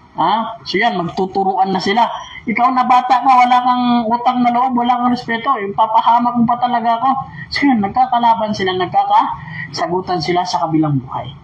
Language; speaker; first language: Filipino; non-native, local second language; Maranao